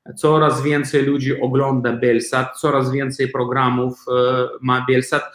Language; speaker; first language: Polish; non-native, fluent; Belarusian